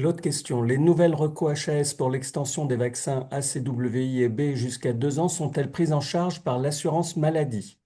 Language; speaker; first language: French; native; French